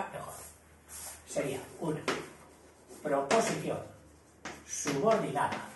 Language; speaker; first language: Spanish; native; Spanish